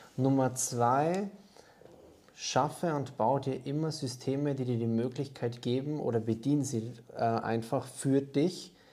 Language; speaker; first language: German; native; German